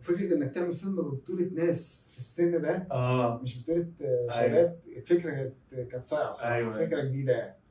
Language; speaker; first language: Arabic; native; Arabic